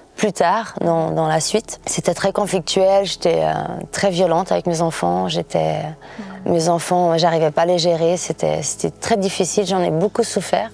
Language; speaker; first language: French; early bilingual, other home language; Portuguese